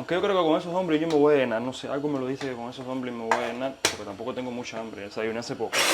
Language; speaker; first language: Spanish; native; Spanish